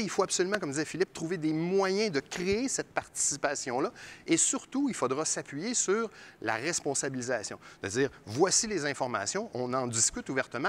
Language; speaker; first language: French; native; French